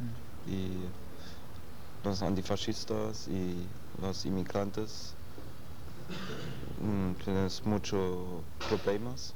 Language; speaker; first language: Spanish; non-native, learner; German